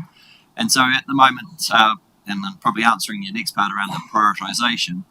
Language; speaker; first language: English; native; English